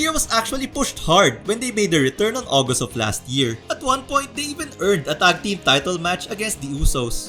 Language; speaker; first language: English; native; English